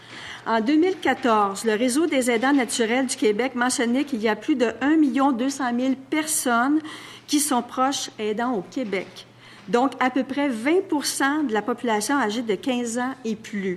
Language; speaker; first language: French; native; French